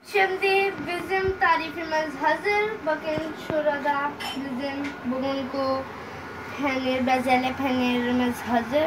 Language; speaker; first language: Turkish; non-native, learner; Urdu